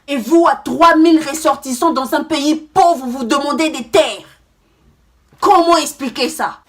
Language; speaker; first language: French; non-native, local second language; Kongo